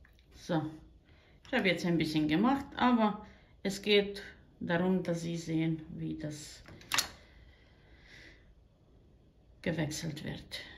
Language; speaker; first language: German; non-native, fluent; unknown